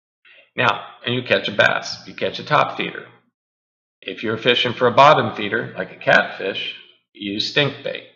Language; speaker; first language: English; native; English